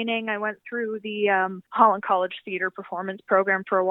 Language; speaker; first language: English; native; English